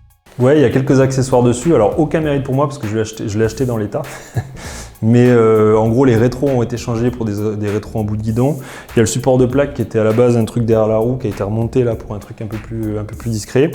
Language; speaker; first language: French; native; French